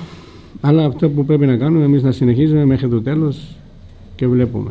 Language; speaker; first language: Greek; non-native, fluent; Georgian